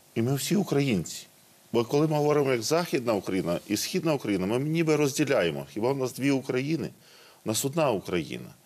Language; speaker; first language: Ukrainian; native; Ukrainian